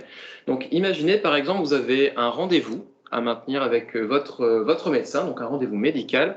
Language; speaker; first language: French; native; French